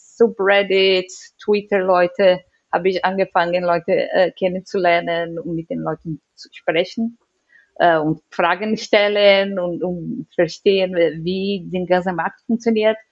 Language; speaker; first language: German; non-native, learner; Portuguese